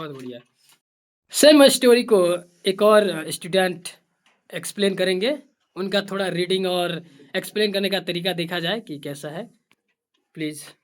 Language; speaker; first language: Hindi; native; Hindi